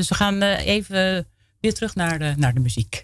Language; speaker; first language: Dutch; native; Dutch